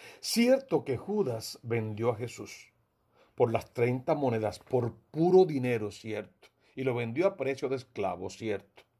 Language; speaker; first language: Spanish; native; Spanish